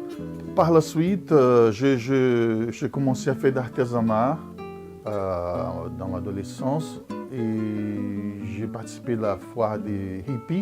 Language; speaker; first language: French; non-native, fluent; Portuguese